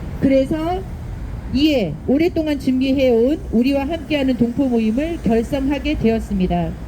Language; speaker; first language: Korean; native; Korean